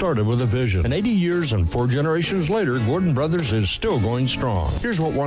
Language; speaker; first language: English; native; English